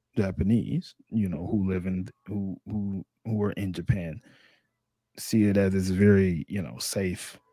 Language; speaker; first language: English; native; English